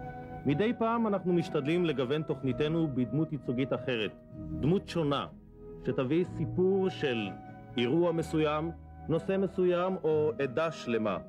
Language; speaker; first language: Hebrew; native; Hebrew